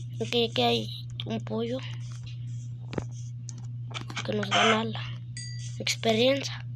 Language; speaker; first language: Spanish; early bilingual, heritage; Spanish